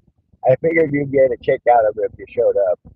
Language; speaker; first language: English; native; English